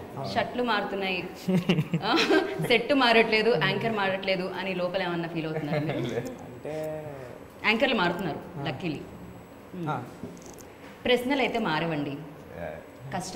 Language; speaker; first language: Telugu; native; Telugu